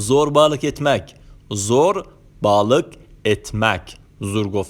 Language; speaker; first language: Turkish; non-native, learner; Persian